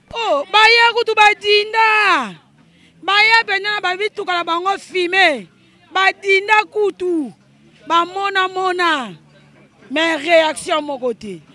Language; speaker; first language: Lingala; native; Lingala